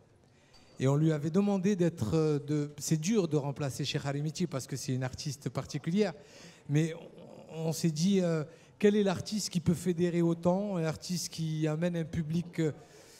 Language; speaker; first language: French; native; French